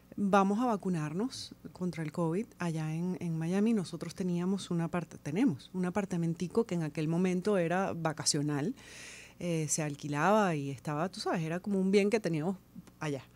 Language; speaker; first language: Spanish; native; Spanish